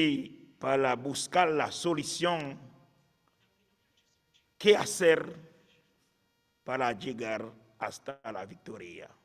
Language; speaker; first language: Spanish; non-native, fluent; Haitian Creole